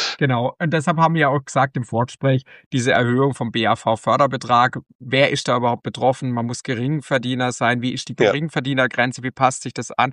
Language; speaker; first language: German; native; German